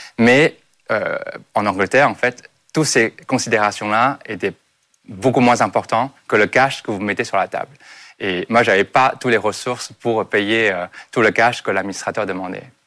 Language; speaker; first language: French; non-native, fluent; Chinese